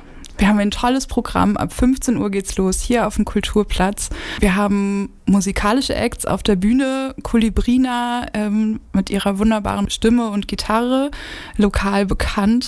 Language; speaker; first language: German; native; German